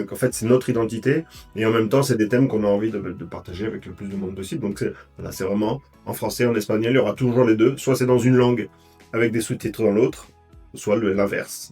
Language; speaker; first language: French; native; French